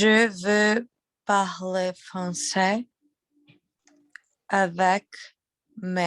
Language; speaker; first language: French; non-native, learner; Portuguese